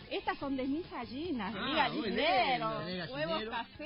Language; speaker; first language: Spanish; native; Spanish